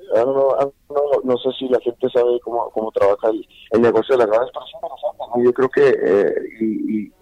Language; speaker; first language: Spanish; early bilingual, heritage; Spanish